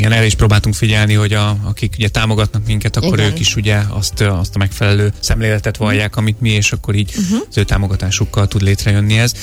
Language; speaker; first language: Hungarian; native; Hungarian